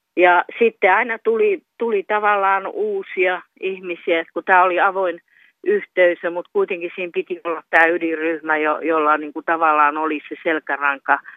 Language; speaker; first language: Finnish; native; Finnish